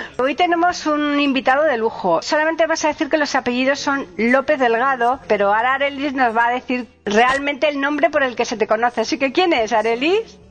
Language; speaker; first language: Spanish; native; Spanish